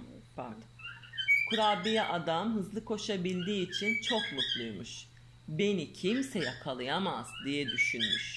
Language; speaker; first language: Turkish; native; Turkish